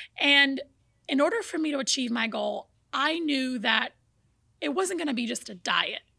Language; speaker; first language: English; early bilingual, other home language; Portuguese